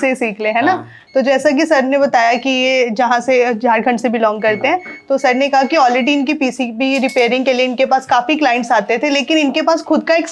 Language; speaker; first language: Hindi; native; Hindi